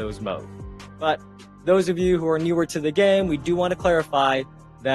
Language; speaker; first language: English; native; English